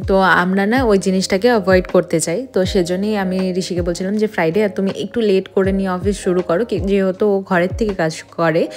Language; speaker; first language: Bangla; non-native, local second language; Hindi